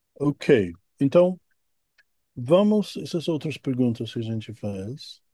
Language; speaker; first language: Portuguese; non-native, fluent; English